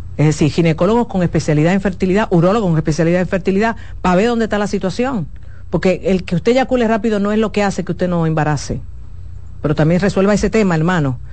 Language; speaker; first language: Spanish; native; Spanish